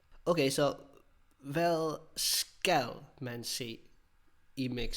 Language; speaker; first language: Danish; non-native, fluent; English